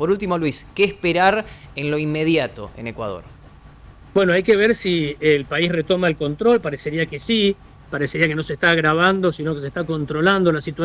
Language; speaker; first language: Spanish; native; Spanish